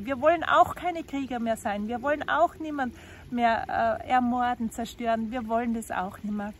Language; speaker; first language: German; native; German